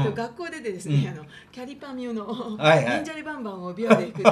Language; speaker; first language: Japanese; native; Japanese